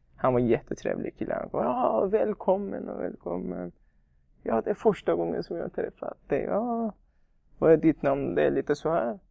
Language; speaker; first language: Swedish; non-native, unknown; Persian